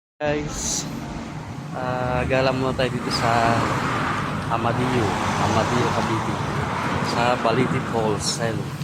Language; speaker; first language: Filipino; non-native, local second language; Waray